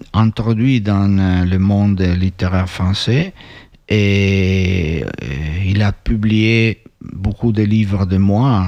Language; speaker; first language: French; non-native, fluent; Italian